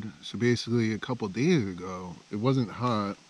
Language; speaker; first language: English; native; English